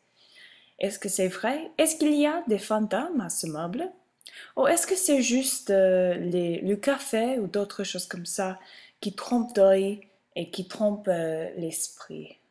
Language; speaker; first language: French; non-native, learner; English